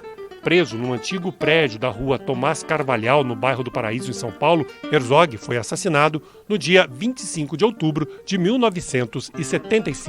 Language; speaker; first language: Portuguese; native; Portuguese